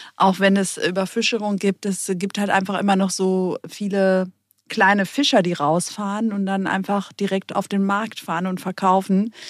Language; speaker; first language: German; early bilingual, other home language; Greek